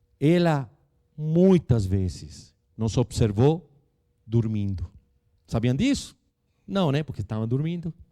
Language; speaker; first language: Portuguese; non-native, fluent; Spanish